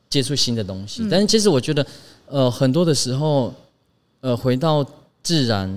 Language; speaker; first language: Chinese; non-native, local second language; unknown